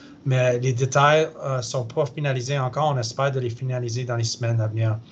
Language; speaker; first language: French; native; French